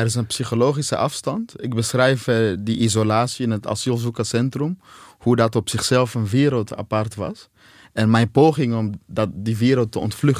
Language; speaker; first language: Dutch; non-native, fluent; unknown